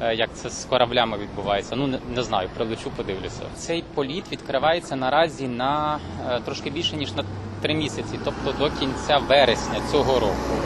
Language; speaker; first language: Ukrainian; native; Ukrainian